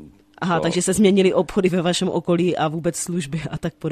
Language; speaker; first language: Czech; native; Czech